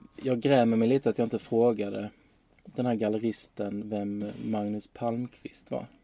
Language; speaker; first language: Swedish; native; Swedish